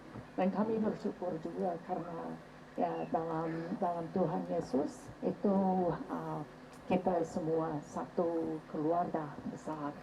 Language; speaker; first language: Indonesian; non-native, fluent; English